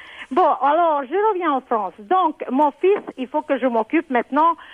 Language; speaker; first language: French; non-native, fluent; Serbian